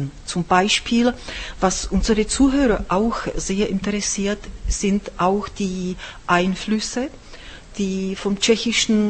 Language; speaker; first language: German; non-native, fluent; Czech